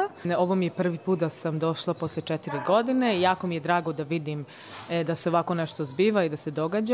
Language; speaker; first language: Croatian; early bilingual, other home language; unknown